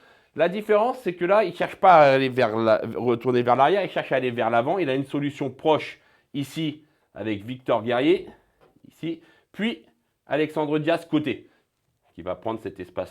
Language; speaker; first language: French; native; French